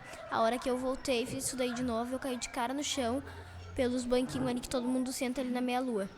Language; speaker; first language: Portuguese; native; Portuguese